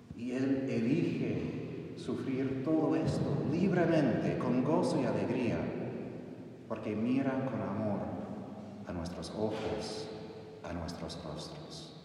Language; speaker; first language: Spanish; non-native, fluent; English